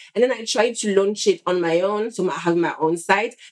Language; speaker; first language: English; non-native, fluent; French